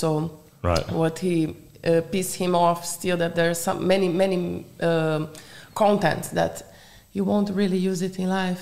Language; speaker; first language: English; non-native, fluent; Portuguese